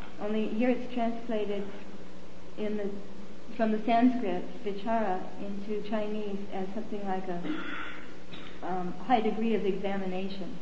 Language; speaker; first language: English; native; English